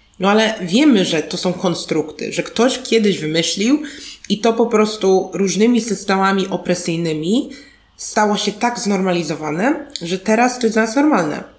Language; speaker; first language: Polish; native; Polish